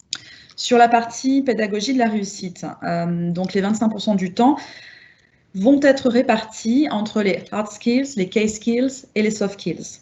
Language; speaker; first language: French; native; French